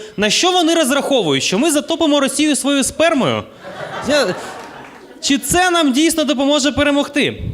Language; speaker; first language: Ukrainian; non-native, local second language; Russian